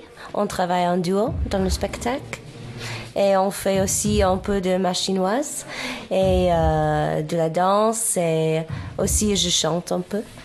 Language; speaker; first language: French; non-native, fluent; English